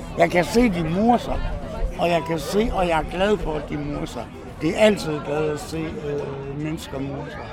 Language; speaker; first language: Danish; native; Danish